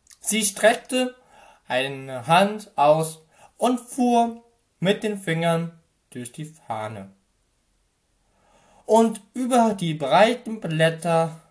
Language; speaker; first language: German; native; German